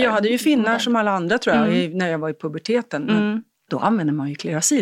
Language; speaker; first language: Swedish; native; Swedish